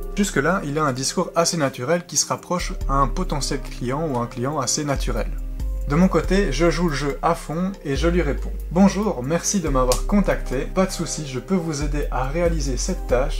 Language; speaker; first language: French; native; French